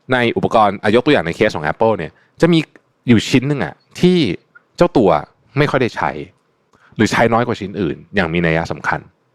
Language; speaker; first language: Thai; native; Thai